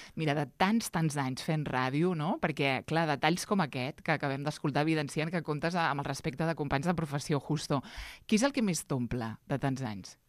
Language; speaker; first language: Catalan; native; Catalan